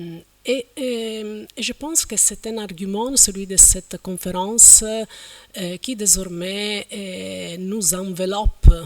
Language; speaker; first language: French; non-native, fluent; Italian